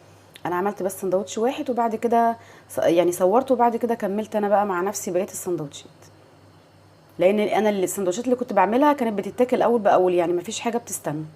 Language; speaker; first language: Arabic; native; Arabic